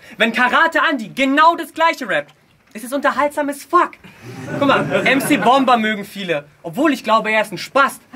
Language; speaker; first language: German; early bilingual, other home language; Russian